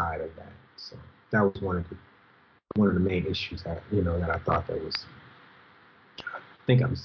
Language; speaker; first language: English; native; English